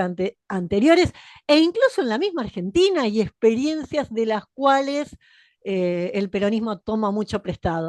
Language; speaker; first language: Spanish; native; Spanish